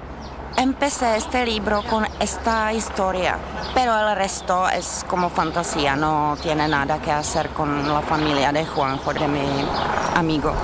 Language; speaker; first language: Spanish; non-native, fluent; Czech